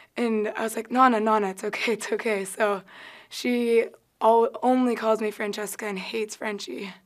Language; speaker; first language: English; native; English